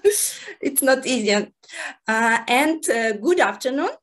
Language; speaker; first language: English; non-native, fluent; Russian